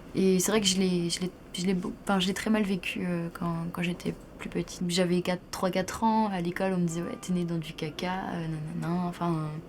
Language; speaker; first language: French; native; French